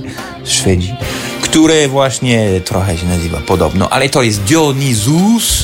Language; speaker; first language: Polish; non-native, fluent; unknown